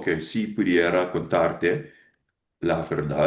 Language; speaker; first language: Spanish; non-native, learner; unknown